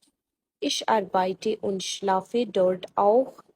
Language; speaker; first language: German; non-native, fluent; Urdu